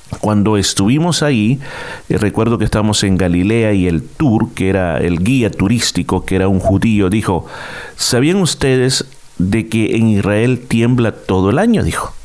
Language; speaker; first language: Spanish; native; Spanish